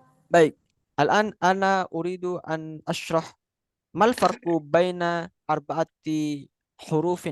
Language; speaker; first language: Arabic; non-native, fluent; Indonesian